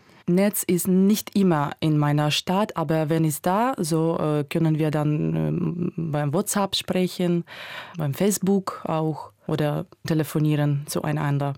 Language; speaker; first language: German; non-native, fluent; Ukrainian